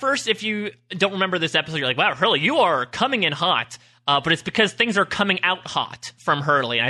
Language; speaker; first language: English; native; English